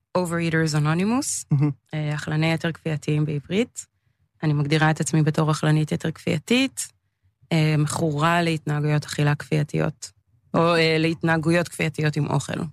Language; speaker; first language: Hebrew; early bilingual, other home language; English